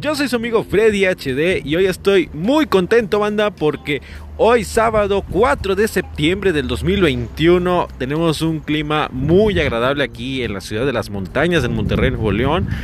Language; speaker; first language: Spanish; native; Spanish